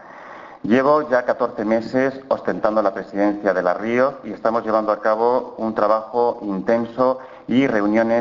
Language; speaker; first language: Spanish; native; Spanish